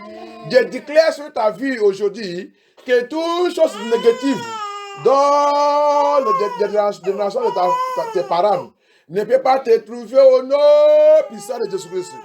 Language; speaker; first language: French; non-native, learner; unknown